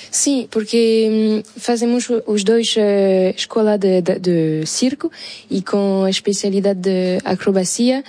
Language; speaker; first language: Portuguese; non-native, fluent; French